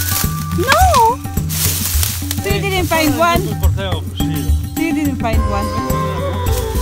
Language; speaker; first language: English; non-native, local second language; Filipino